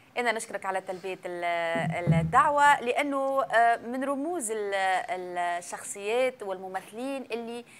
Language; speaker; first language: Arabic; native; Arabic